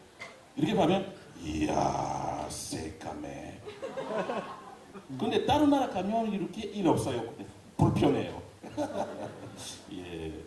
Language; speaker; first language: Korean; non-native, learner; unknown